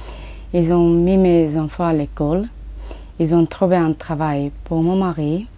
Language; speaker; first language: French; non-native, fluent; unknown